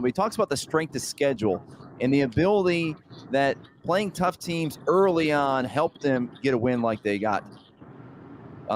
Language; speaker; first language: English; native; English